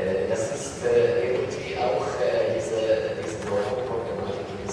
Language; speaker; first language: German; non-native, fluent; Ukrainian